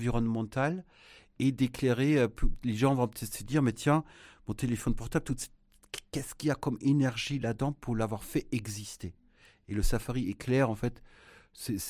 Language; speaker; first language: French; non-native, fluent; German